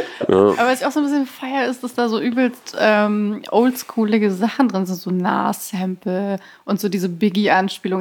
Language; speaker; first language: German; early bilingual, other home language; Persian